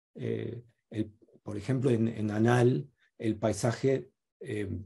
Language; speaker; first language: Spanish; non-native, fluent; German